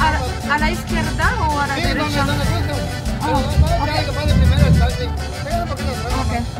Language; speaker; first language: Spanish; non-native, learner; French